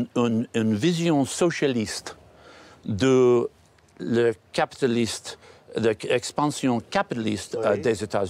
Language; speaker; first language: French; non-native, learner; English